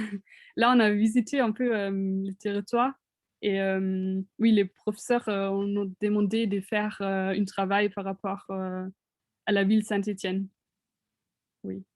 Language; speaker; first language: French; non-native, fluent; German